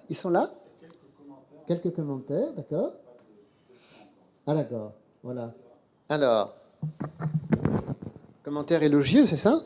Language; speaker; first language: French; native; French